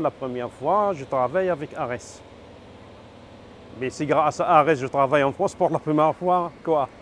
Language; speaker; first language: French; non-native, learner; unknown